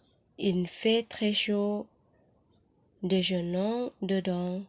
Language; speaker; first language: French; non-native, learner; Thai